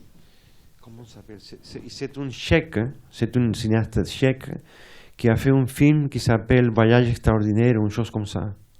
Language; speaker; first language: French; non-native, fluent; Spanish